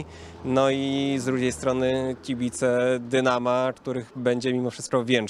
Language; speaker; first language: Polish; native; Polish